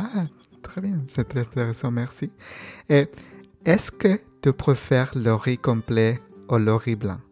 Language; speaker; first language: French; non-native, learner; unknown